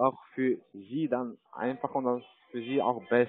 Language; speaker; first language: German; non-native, learner; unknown